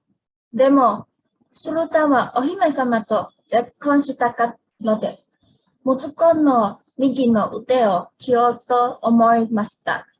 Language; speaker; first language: Japanese; non-native, learner; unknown